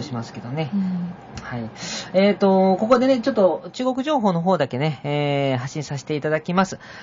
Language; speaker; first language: Japanese; native; Japanese